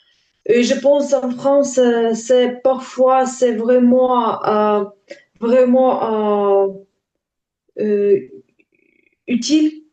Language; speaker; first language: French; non-native, learner; Ukrainian